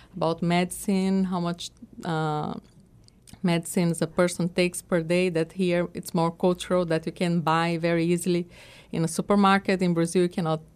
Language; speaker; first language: English; non-native, learner; Portuguese